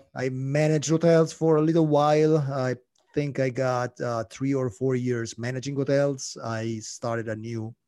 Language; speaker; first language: English; non-native, fluent; Italian